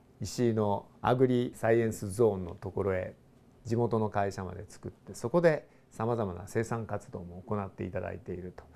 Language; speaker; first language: Japanese; native; Japanese